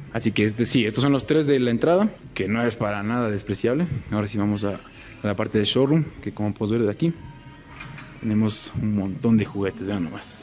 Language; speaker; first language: Spanish; native; Spanish